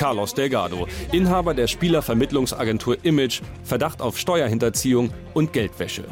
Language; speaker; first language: German; native; German